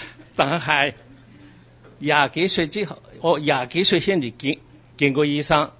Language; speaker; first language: Cantonese; early bilingual, heritage; Cantonese